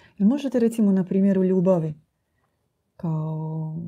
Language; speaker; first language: Croatian; native; Croatian